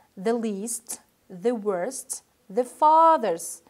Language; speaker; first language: English; non-native, fluent; Kazakh